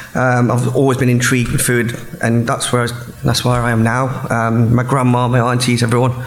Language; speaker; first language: English; native; English